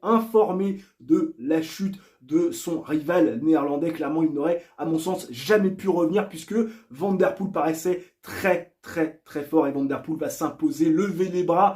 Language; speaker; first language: French; native; French